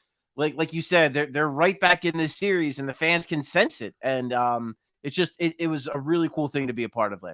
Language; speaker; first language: English; native; English